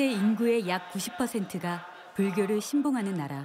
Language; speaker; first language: Korean; native; Korean